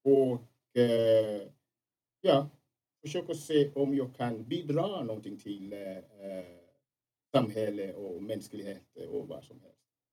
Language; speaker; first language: Swedish; non-native, fluent; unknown